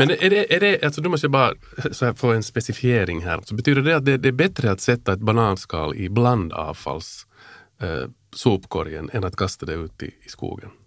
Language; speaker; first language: Swedish; native; Swedish